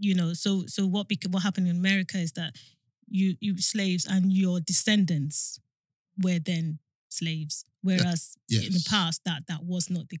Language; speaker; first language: English; non-native, local second language; Yoruba